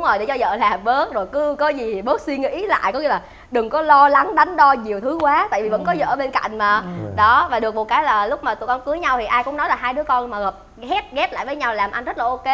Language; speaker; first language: Vietnamese; native; Vietnamese